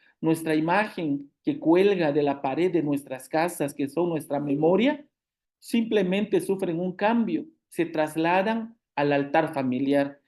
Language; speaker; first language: Spanish; non-native, local second language; Zapotec